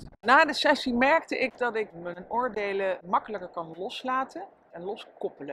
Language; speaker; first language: Dutch; native; Dutch